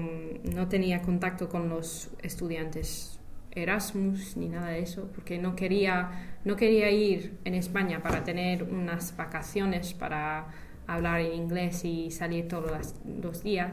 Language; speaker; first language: Spanish; non-native, fluent; English